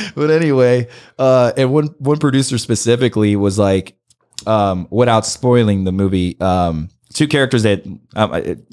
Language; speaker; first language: English; early bilingual, other home language; Spanish